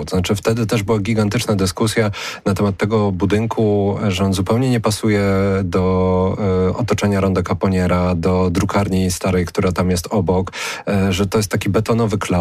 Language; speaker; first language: Polish; native; Polish